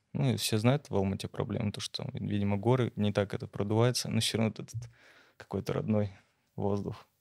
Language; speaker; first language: Russian; native; Russian